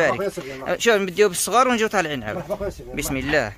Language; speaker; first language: Arabic; native; Arabic